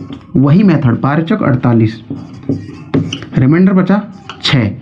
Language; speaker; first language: Hindi; native; Hindi